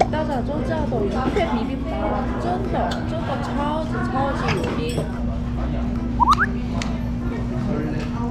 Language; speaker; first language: Chinese; non-native, fluent; Korean